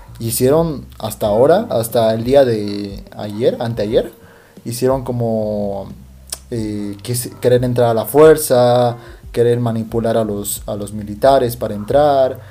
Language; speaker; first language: Spanish; native; Spanish